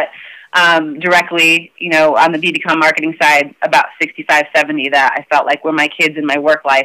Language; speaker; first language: English; native; English